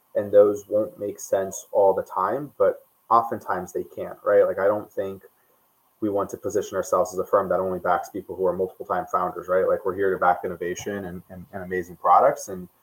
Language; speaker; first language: English; non-native, fluent; Portuguese